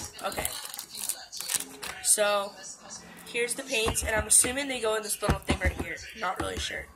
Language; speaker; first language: English; native; English